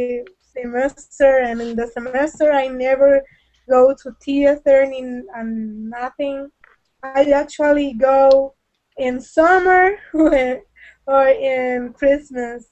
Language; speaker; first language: English; non-native, learner; Spanish